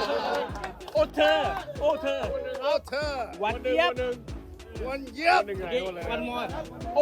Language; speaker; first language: Thai; non-native, learner; English